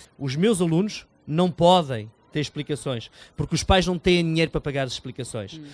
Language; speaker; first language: Portuguese; native; Portuguese